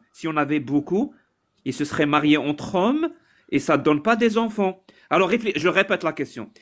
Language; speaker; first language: French; non-native, local second language; Arabic